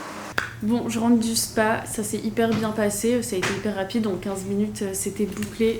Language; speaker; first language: French; native; French